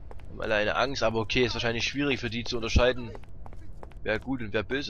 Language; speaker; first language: German; native; German